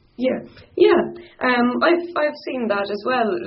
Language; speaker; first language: English; non-native, local second language; Irish